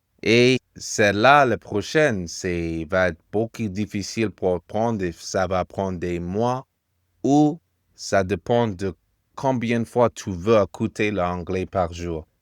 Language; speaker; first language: French; non-native, fluent; English